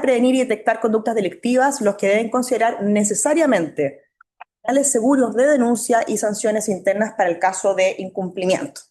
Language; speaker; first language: Spanish; native; Spanish